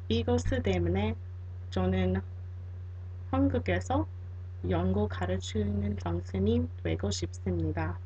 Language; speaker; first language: Korean; non-native, learner; English